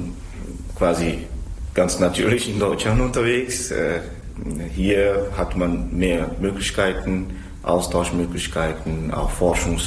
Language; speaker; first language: German; non-native, fluent; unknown